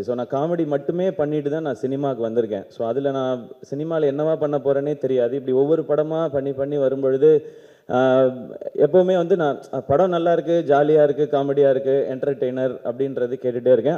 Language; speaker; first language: Tamil; native; Tamil